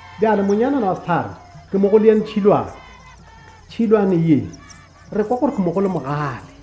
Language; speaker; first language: Northern Sotho; native; Northern Sotho